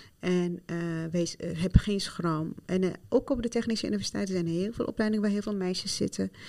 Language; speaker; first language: Dutch; non-native, fluent; Arabic